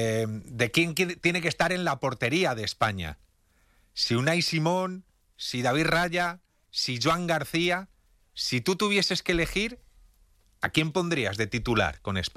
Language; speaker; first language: Spanish; native; Spanish